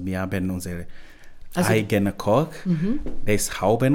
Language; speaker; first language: German; non-native, learner; Swahili